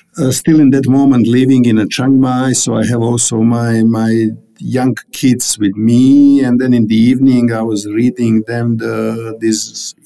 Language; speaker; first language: English; non-native, fluent; Bosnian